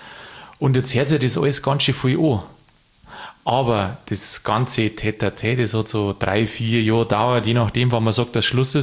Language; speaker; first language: German; native; German